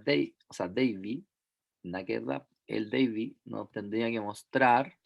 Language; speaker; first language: Spanish; native; Spanish